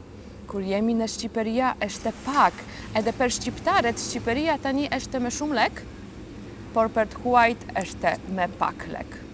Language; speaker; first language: Albanian; non-native, learner; Polish